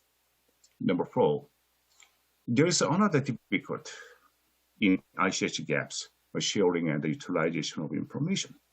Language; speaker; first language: English; non-native, fluent; Korean